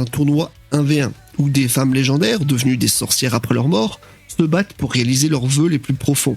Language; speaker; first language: French; native; French